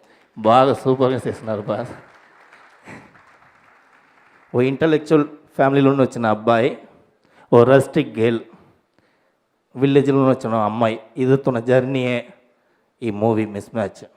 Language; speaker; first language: Telugu; non-native, learner; Tamil